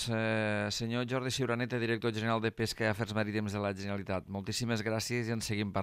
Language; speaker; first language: Catalan; native; Catalan